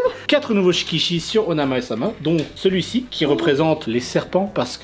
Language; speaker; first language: French; native; French